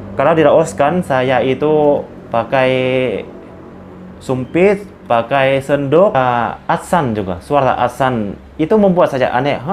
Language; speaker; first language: Indonesian; non-native, learner; Lao